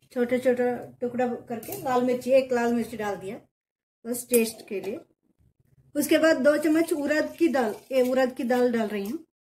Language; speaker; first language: Hindi; non-native, local second language; Kannada